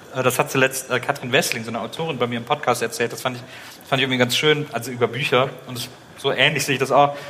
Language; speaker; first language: German; native; German